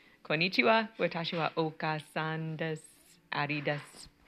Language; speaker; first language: Japanese; non-native, learner; English